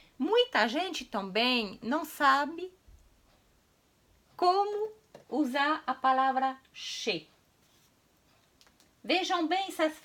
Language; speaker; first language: Portuguese; non-native, fluent; French